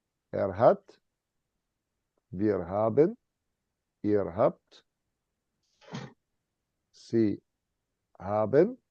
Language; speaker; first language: German; non-native, fluent; English